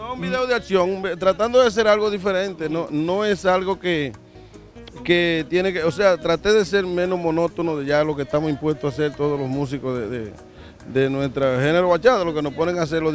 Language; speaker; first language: Spanish; native; Spanish